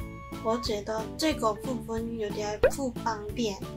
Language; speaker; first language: Chinese; non-native, learner; Korean